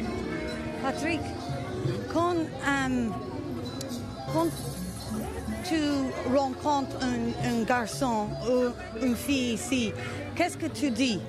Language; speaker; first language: French; non-native, fluent; English